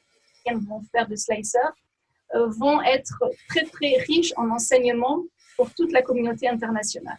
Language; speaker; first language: French; native; French